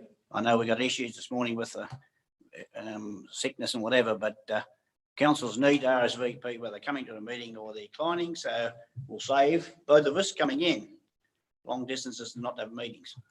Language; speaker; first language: English; native; English